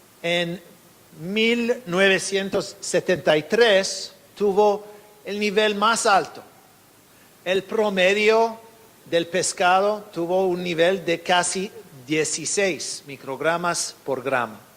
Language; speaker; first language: Spanish; non-native, fluent; English